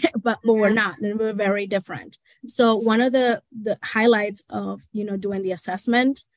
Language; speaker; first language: English; non-native, fluent; Spanish